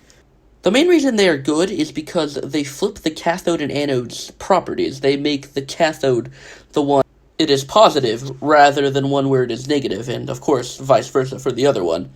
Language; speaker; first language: English; native; English